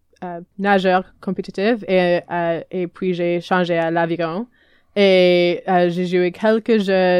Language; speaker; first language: French; non-native, learner; English